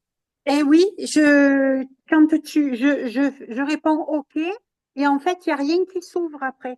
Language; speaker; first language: French; native; French